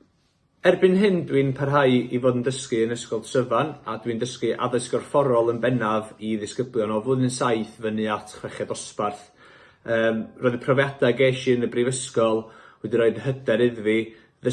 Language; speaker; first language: Welsh; native; Welsh